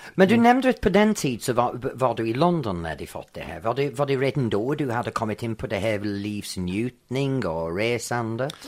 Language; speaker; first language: Swedish; non-native, fluent; English